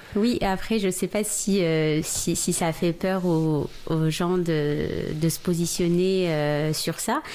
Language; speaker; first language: French; non-native, local second language; Arabic